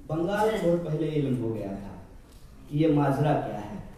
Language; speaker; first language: Hindi; native; Hindi